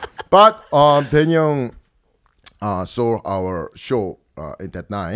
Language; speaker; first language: English; early bilingual, other home language; Korean